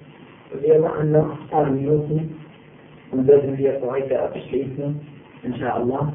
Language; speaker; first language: German; non-native, fluent; Turkish